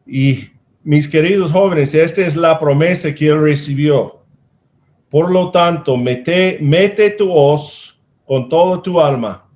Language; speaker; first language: Spanish; non-native, fluent; English